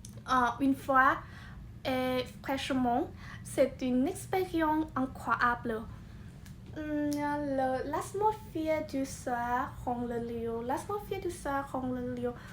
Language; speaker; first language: French; non-native, learner; Vietnamese